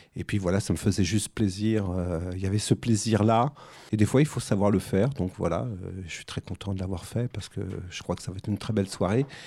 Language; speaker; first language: French; native; French